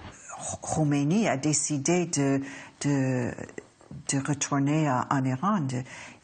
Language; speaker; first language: French; non-native, fluent; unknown